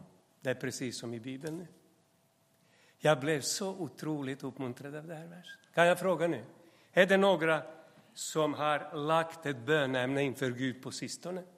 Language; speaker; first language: Swedish; non-native, fluent; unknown